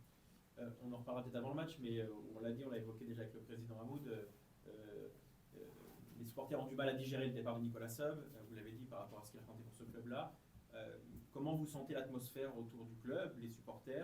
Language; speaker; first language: French; native; French